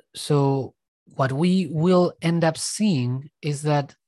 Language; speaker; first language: English; non-native, fluent; Spanish